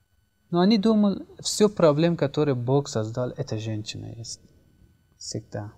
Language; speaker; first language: Russian; non-native, learner; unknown